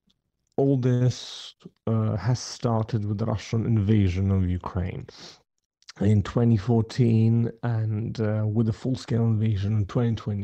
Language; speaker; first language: English; non-native, fluent; Ukrainian